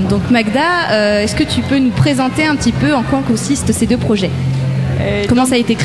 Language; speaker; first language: French; native; French